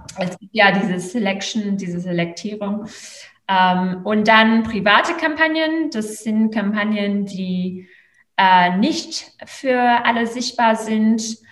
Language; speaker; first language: German; non-native, fluent; English